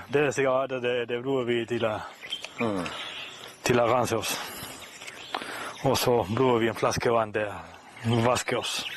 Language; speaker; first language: Danish; non-native, fluent; Spanish